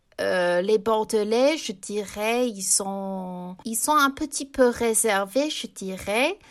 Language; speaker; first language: French; non-native, fluent; English